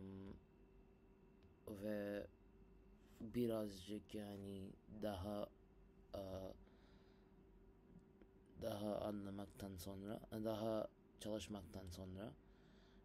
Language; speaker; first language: Turkish; non-native, learner; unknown